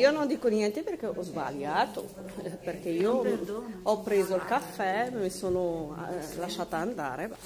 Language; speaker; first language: Italian; non-native, fluent; Arabic